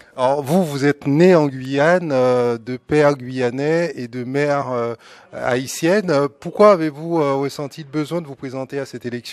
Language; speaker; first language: French; native; French